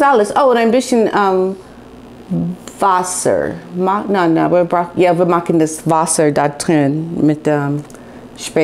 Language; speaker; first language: German; non-native, fluent; English